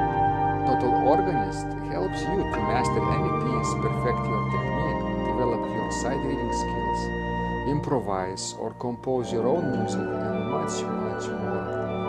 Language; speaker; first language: English; non-native, fluent; Lithuanian